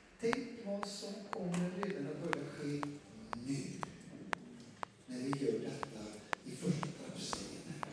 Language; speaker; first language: Swedish; non-native, fluent; Portuguese